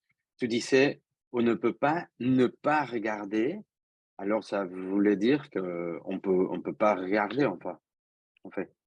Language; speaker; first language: French; non-native, fluent; Spanish